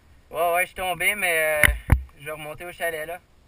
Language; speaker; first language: French; early bilingual, heritage; French